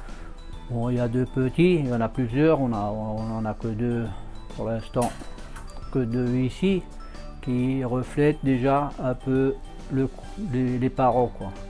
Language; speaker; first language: French; native; French